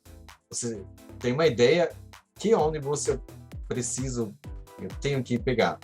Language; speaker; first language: Portuguese; non-native, fluent; German